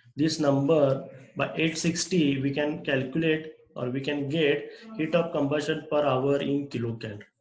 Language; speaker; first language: English; non-native, local second language; Marathi